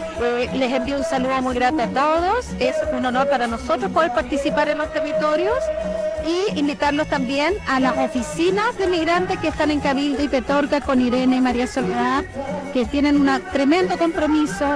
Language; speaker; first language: Spanish; native; Spanish